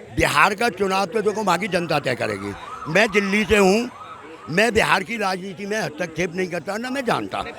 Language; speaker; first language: Hindi; native; Hindi